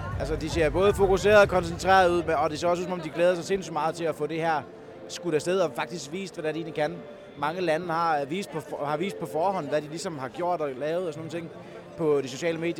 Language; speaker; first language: Danish; native; Danish